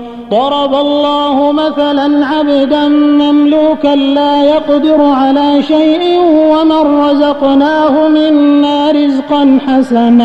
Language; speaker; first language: Arabic; native; Arabic